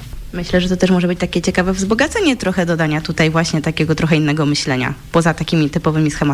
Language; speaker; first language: Polish; native; Polish